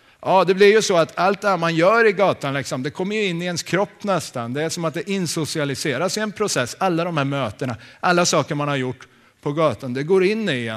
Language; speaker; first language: Swedish; native; Swedish